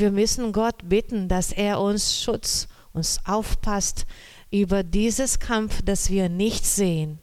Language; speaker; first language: German; non-native, learner; Portuguese